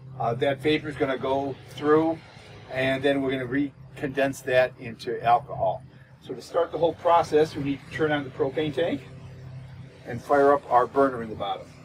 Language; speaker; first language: English; native; English